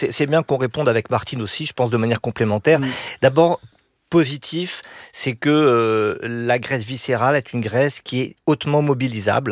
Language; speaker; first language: French; native; French